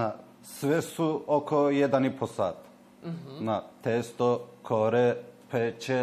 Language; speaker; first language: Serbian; non-native, learner; Turkish